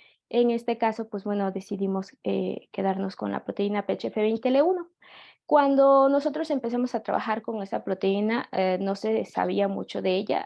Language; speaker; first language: Spanish; native; Spanish